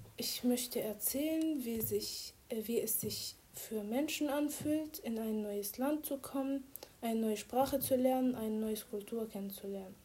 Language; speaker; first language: German; non-native, fluent; Arabic